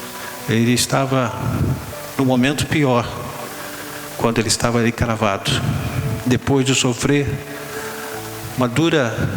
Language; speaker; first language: Portuguese; native; Portuguese